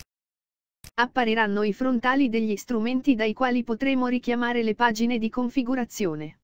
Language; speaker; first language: Italian; native; Italian